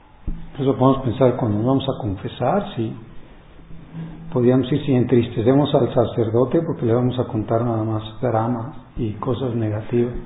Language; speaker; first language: Spanish; native; Spanish